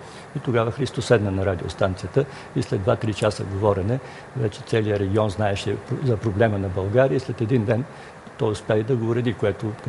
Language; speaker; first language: Bulgarian; native; Bulgarian